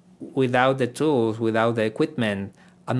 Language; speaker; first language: English; non-native, fluent; Spanish